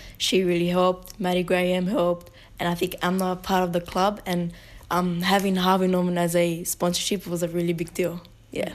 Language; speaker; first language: English; native; English